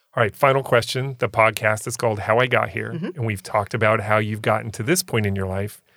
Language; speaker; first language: English; native; English